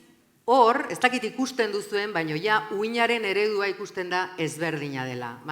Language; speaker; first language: Basque; native; Basque